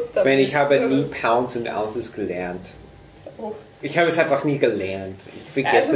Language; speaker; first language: German; non-native, fluent; English